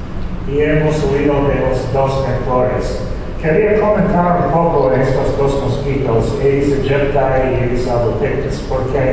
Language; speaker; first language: Spanish; non-native, fluent; English